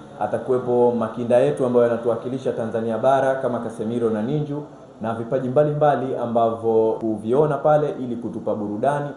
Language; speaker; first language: Swahili; native; Swahili